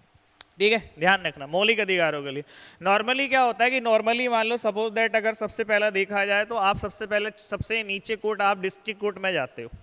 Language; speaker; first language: Hindi; native; Hindi